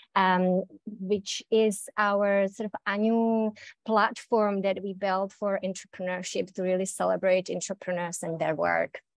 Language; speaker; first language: English; native; English